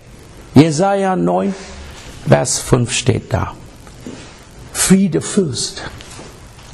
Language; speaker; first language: German; non-native, learner; English